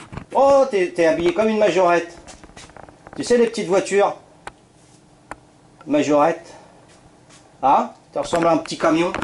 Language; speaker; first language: French; native; French